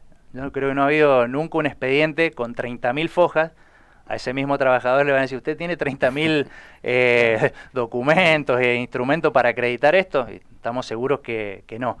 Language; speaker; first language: Spanish; native; Spanish